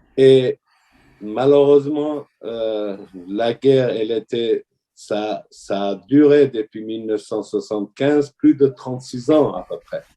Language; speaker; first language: French; non-native, fluent; Armenian